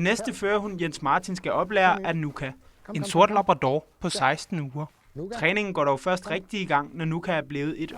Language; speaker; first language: Danish; native; Danish